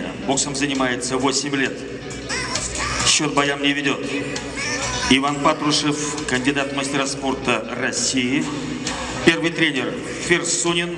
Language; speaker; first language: Russian; native; Russian